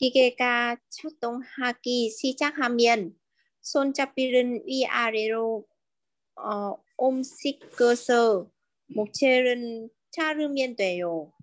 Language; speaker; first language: Korean; non-native, learner; Vietnamese